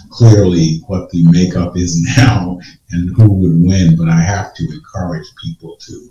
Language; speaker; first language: English; native; English